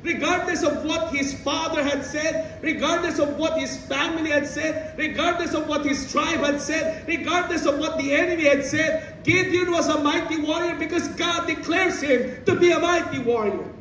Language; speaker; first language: English; non-native, local second language; Filipino